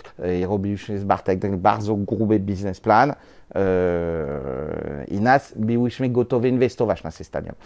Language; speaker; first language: Polish; non-native, learner; French